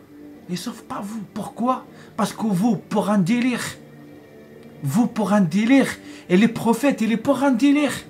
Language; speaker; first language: French; non-native, learner; Arabic